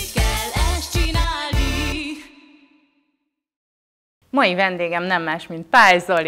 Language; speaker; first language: Hungarian; native; Hungarian